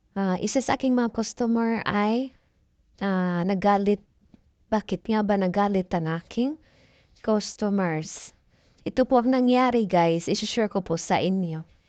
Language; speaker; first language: Filipino; non-native, local second language; Cebuano